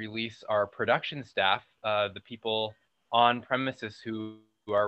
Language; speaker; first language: English; native; English